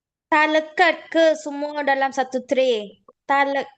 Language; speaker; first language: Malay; non-native, local second language; Tamil